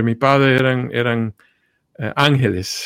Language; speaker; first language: Spanish; early bilingual, heritage; Spanish